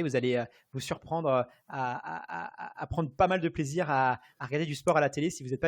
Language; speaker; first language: French; native; French